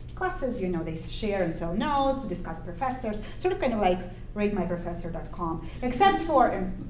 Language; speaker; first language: English; non-native, fluent; Ukrainian